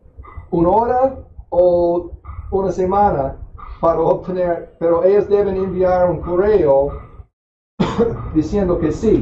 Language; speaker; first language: Spanish; non-native, fluent; English